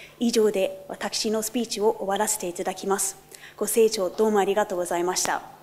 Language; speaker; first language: Japanese; non-native, fluent; English